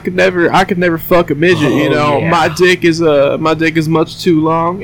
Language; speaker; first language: English; native; English